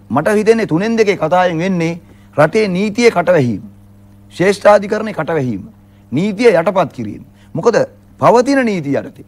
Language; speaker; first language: Sinhala; native; Sinhala